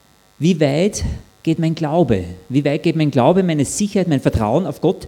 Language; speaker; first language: German; native; German